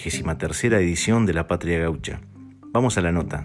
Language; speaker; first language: Spanish; native; Spanish